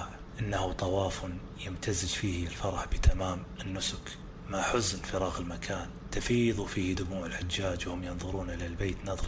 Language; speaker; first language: Arabic; native; Arabic